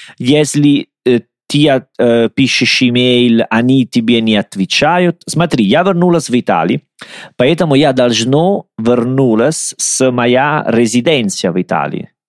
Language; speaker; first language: Russian; non-native, learner; Italian